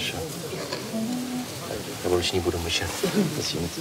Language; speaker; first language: Russian; non-native, fluent; Dutch